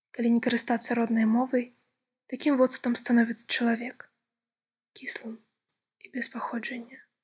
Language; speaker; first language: Belarusian; non-native, local second language; Russian